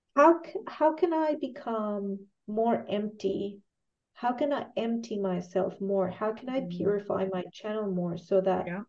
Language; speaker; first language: English; non-native, fluent; Spanish